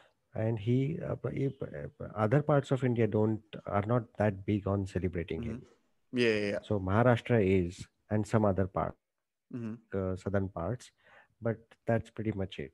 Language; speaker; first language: English; non-native, local second language; Marathi